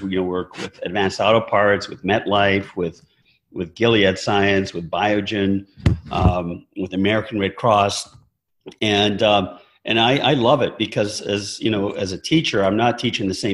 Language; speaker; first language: English; native; English